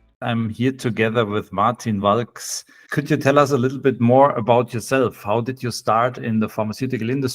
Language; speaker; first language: English; non-native, fluent; German